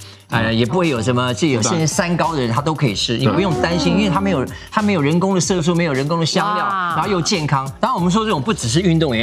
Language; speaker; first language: Chinese; native; Chinese